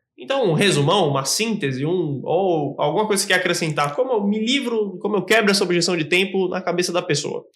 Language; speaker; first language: Portuguese; native; Portuguese